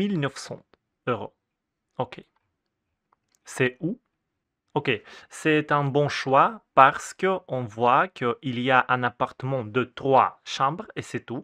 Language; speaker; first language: French; non-native, fluent; Russian